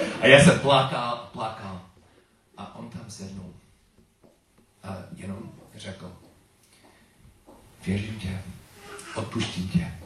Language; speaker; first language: Czech; non-native, learner; English